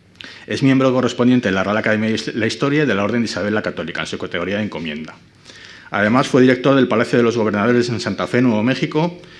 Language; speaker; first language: Spanish; native; Spanish